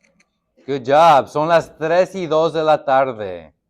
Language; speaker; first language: Spanish; non-native, fluent; English